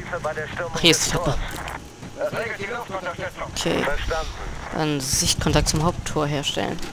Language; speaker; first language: German; native; German